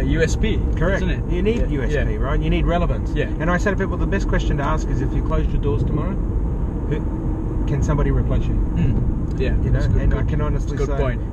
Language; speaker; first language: English; native; English